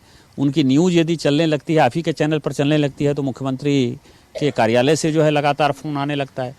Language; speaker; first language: Hindi; native; Hindi